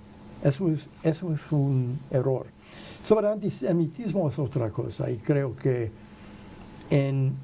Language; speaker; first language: Spanish; non-native, fluent; English